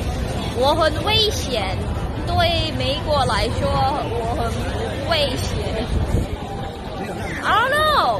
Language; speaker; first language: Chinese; non-native, learner; Korean